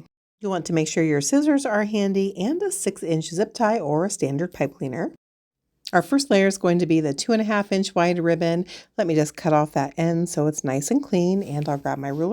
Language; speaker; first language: English; native; English